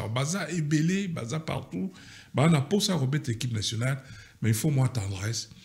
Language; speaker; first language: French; non-native, local second language; Lingala